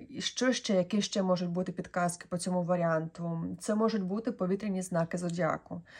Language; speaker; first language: Ukrainian; non-native, local second language; Russian